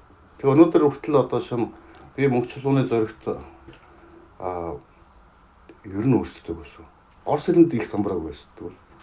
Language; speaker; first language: Mongolian; native; Mongolian